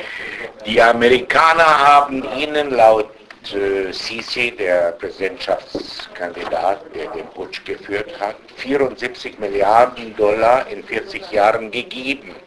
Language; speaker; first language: German; non-native, fluent; Arabic